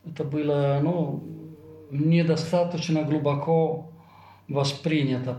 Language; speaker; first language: Russian; non-native, fluent; Italian